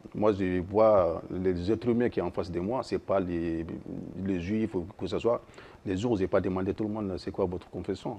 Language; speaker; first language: French; non-native, local second language; Soninke